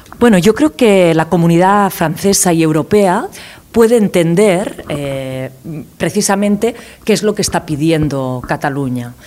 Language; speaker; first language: Spanish; non-native, local second language; Catalan